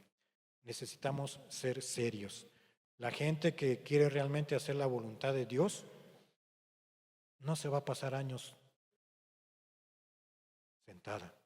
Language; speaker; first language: Spanish; native; Spanish